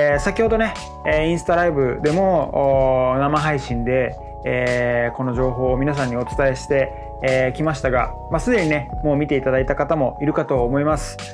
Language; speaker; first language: Japanese; early bilingual, other home language; French